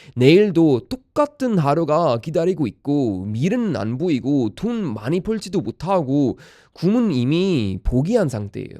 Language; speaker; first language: Korean; non-native, fluent; Swedish